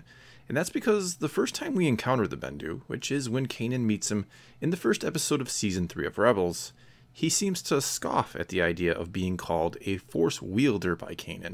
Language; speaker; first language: English; native; English